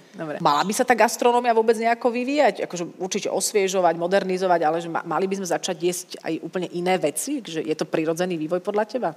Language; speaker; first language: Slovak; native; Slovak